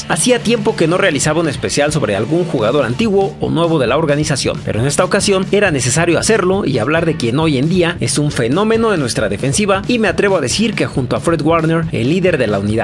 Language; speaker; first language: Spanish; native; Spanish